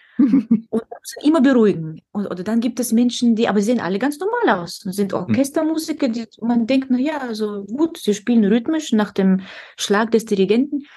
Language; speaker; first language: German; non-native, fluent; Russian